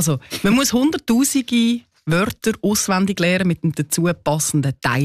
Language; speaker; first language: German; native; German